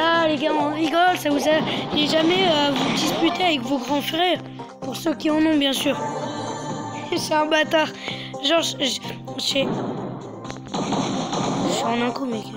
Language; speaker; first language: French; native; French